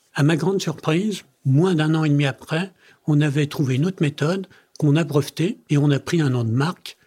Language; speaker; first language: French; native; French